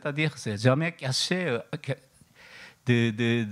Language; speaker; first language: French; non-native, learner; Korean